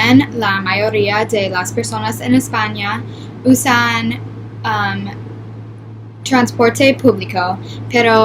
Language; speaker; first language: Spanish; non-native, learner; English